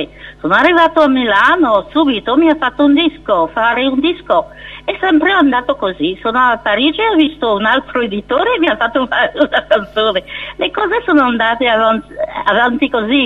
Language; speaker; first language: Italian; non-native, fluent; French